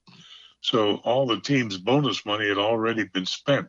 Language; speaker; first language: English; native; English